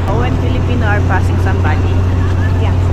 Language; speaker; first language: English; non-native, learner; Filipino